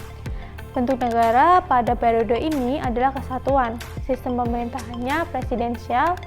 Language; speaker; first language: Indonesian; native; Indonesian